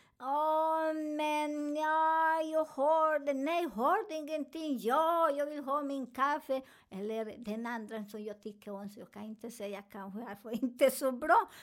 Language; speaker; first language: Swedish; non-native, learner; Spanish